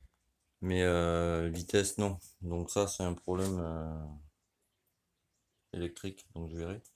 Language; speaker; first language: French; native; French